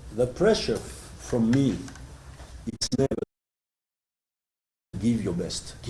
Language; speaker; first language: English; non-native, learner; French